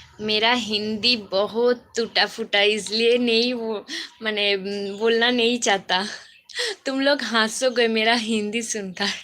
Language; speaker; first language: Hindi; non-native, local second language; Bangla